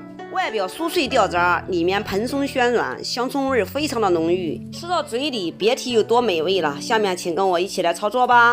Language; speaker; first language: Chinese; native; Chinese